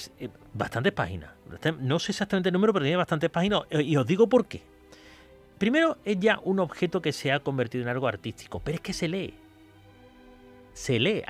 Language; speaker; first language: Spanish; native; Spanish